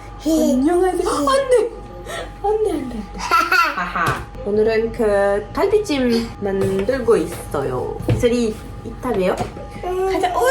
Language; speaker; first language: Korean; non-native, learner; French